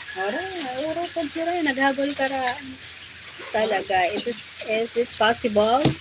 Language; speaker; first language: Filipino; non-native, local second language; Bikol